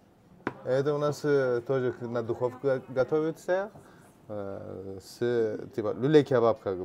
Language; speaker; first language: Russian; non-native, learner; Turkish